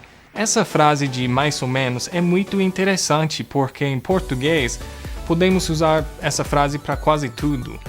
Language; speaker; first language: Portuguese; non-native, fluent; English